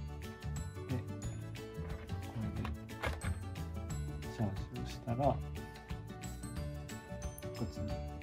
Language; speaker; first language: Japanese; native; Japanese